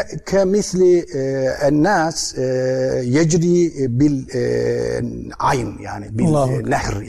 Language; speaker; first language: Arabic; non-native, learner; Turkish